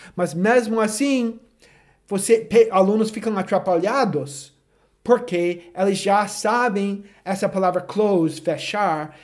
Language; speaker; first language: Portuguese; non-native, fluent; English